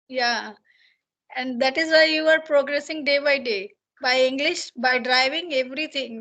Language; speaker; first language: English; non-native, learner; Hindi